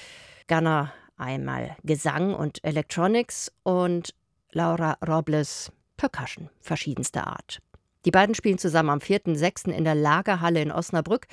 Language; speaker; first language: German; native; German